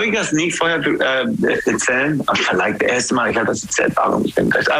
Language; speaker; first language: German; non-native, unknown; English